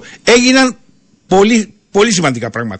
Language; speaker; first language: Greek; native; Greek